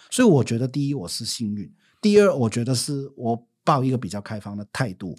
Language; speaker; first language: Chinese; non-native, fluent; Cantonese